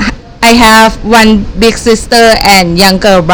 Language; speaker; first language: English; non-native, learner; Thai